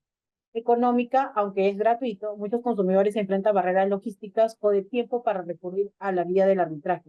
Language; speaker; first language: Spanish; native; Spanish